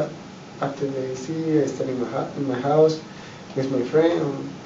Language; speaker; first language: English; non-native, learner; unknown